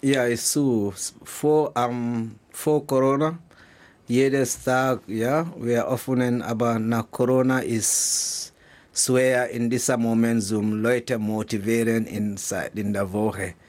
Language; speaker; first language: German; non-native, learner; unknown